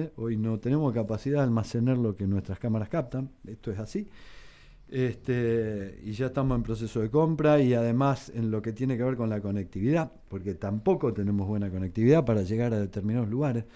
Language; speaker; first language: Spanish; native; Spanish